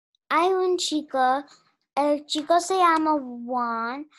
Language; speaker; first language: Spanish; non-native, learner; English